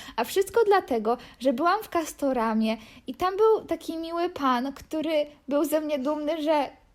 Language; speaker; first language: Polish; native; Polish